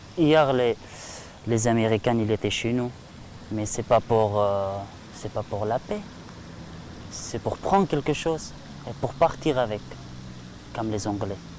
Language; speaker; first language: French; non-native, learner; Persian